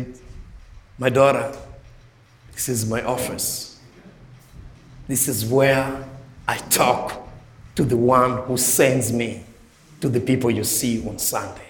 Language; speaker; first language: English; non-native, local second language; Nyanja